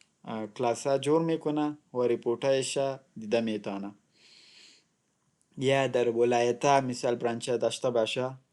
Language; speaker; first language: Persian; non-native, local second language; Pashto